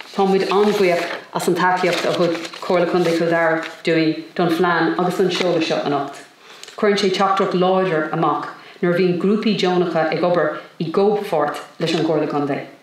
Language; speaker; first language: Irish; non-native, local second language; English